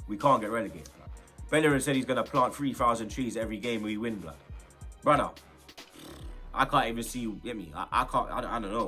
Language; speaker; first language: English; native; English